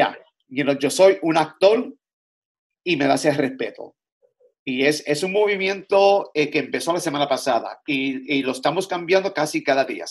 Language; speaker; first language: Spanish; early bilingual, other home language; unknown